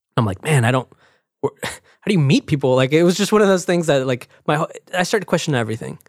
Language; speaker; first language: English; early bilingual, other home language; Spanish